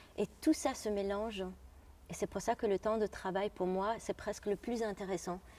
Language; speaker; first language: French; non-native, fluent; Arabic